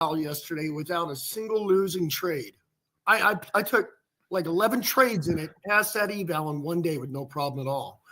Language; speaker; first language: English; native; English